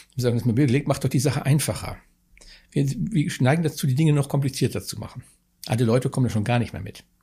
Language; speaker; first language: German; native; German